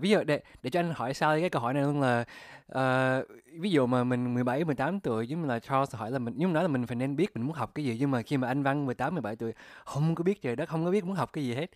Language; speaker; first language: Vietnamese; early bilingual, heritage; Vietnamese